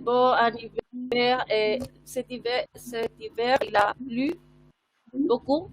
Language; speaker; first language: French; non-native, fluent; Spanish